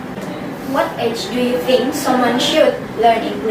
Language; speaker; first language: English; non-native, learner; Indonesian